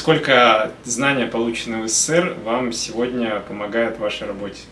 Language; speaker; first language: Russian; native; Russian